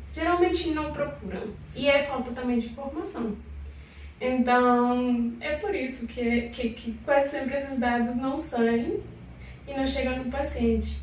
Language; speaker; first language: Portuguese; non-native, fluent; Spanish